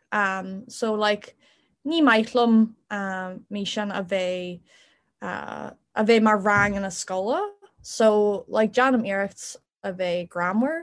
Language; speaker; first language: Irish; non-native, local second language; English